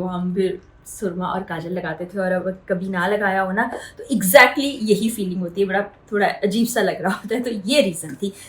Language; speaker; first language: Urdu; native; Urdu